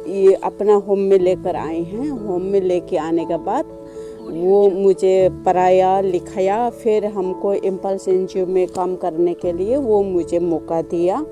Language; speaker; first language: Hindi; non-native, local second language; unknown